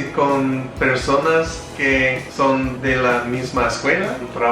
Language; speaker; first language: Spanish; non-native, fluent; English